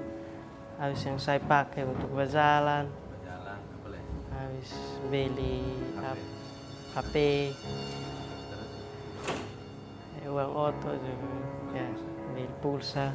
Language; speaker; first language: Indonesian; non-native, local second language; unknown